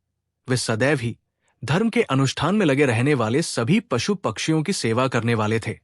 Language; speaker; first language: Hindi; native; Hindi